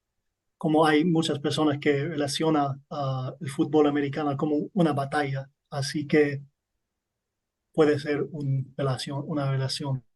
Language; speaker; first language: Spanish; non-native, learner; English